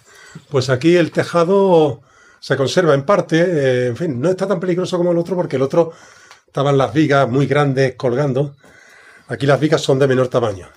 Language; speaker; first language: Spanish; native; Spanish